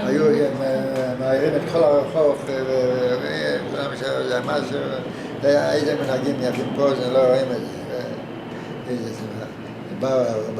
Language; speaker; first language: Hebrew; non-native, fluent; Yiddish